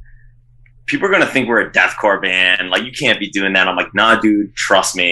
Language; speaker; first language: English; native; English